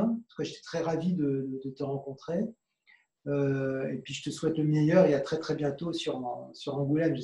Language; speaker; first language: French; native; French